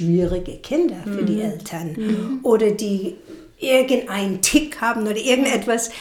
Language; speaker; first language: German; non-native, fluent; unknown